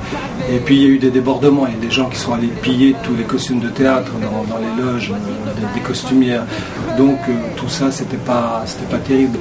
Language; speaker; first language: French; native; French